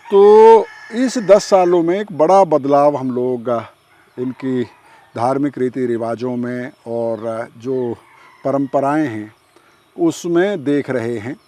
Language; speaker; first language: Hindi; native; Hindi